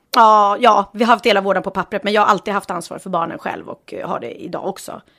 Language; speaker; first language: Swedish; native; Swedish